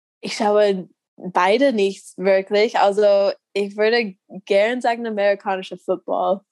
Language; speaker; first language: German; non-native, learner; English